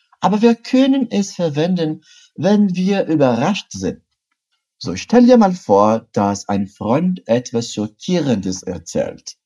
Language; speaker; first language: German; non-native, fluent; Portuguese